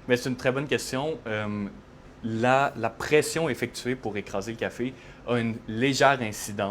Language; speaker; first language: French; native; French